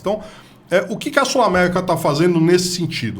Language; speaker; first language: Portuguese; native; Portuguese